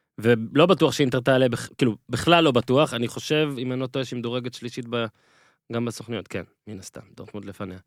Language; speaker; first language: Hebrew; native; Hebrew